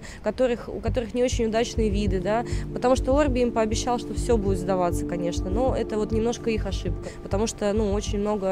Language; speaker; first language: Russian; native; Russian